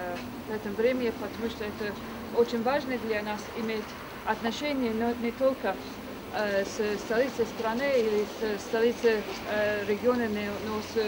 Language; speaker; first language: Russian; non-native, fluent; English